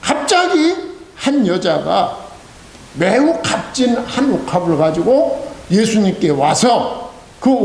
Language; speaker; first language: Korean; native; Korean